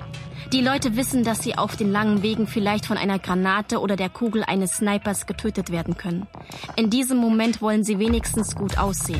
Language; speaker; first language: German; native; German